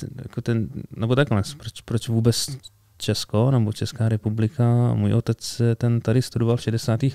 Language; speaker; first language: Czech; early bilingual, other home language; Arabic